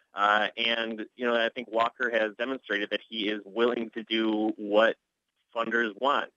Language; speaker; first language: English; native; English